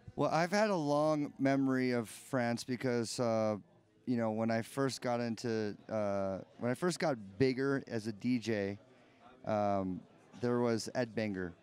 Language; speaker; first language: English; native; English